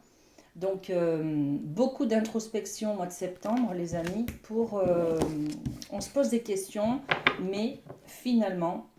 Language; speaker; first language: French; native; French